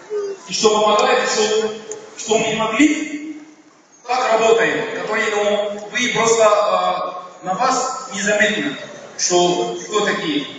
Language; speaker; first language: Russian; non-native, learner; Arabic